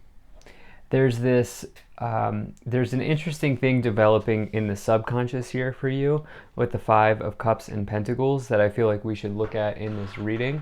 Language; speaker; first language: English; native; English